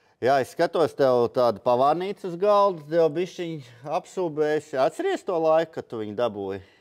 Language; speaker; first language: Latvian; native; Latvian